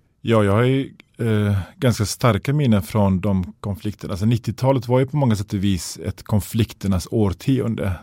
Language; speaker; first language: Swedish; early bilingual, other home language; Persian